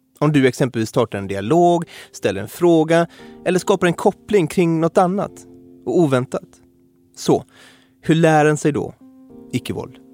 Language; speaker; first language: Swedish; native; Swedish